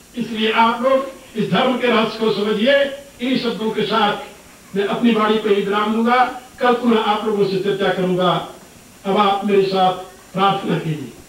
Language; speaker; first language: Hindi; native; Hindi